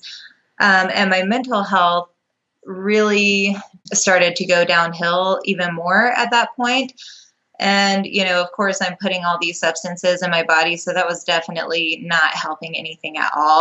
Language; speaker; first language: English; native; English